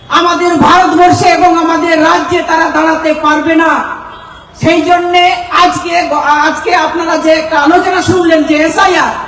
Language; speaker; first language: Bangla; non-native, local second language; Santali